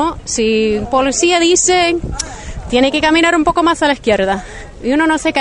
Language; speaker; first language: Spanish; non-native, learner; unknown